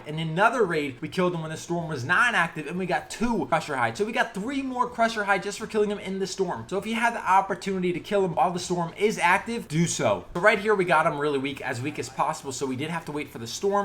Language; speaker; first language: English; native; English